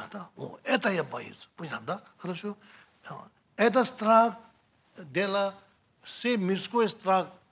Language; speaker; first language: Russian; non-native, learner; Tibetan